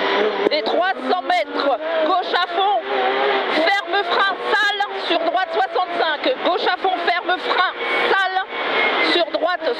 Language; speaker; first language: French; native; French